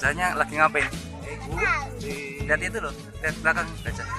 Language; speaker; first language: Indonesian; native; Indonesian